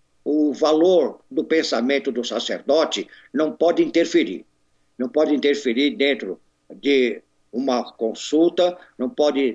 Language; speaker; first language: Portuguese; native; Portuguese